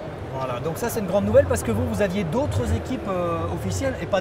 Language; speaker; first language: French; native; French